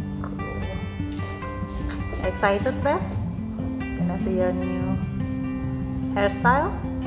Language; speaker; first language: English; non-native, fluent; Indonesian